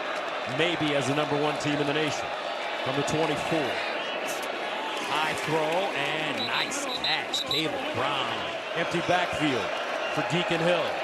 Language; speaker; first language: English; native; English